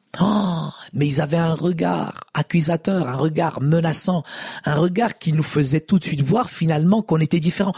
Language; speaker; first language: French; early bilingual, other home language; Arabic